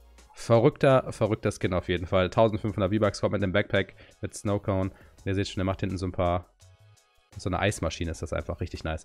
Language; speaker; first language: German; native; German